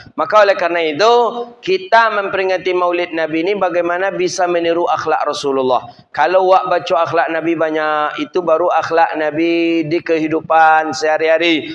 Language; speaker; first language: Malay; non-native, local second language; Minangkabau